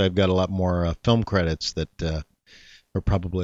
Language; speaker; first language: English; native; English